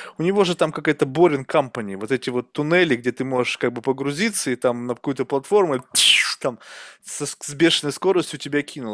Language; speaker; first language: Russian; native; Russian